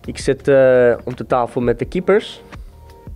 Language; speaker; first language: Dutch; non-native, fluent; Danish